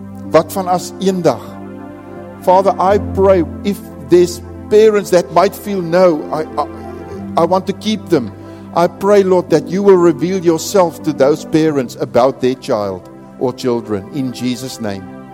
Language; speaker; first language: English; non-native, local second language; Afrikaans